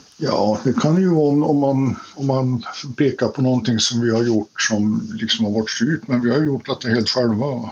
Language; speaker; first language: Swedish; native; Swedish